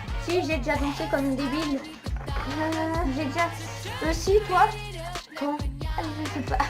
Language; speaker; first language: French; native; French